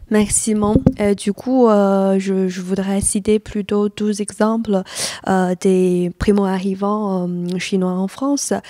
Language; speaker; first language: French; non-native, fluent; Chinese